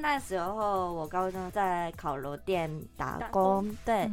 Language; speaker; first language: Chinese; non-native, fluent; Japanese